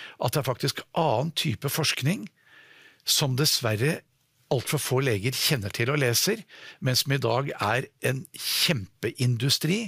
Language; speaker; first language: Norwegian; native; Norwegian